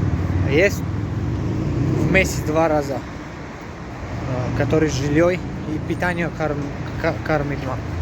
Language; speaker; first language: Russian; non-native, local second language; Tajik